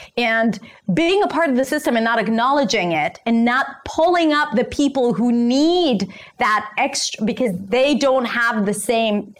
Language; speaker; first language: English; non-native, fluent; Hebrew